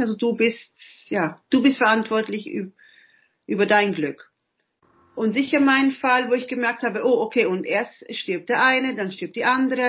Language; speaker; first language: German; early bilingual, other home language; Italian